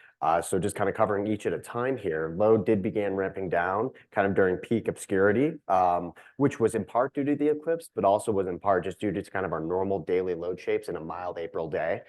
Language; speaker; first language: English; native; English